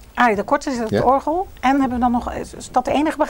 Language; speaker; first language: Dutch; native; Dutch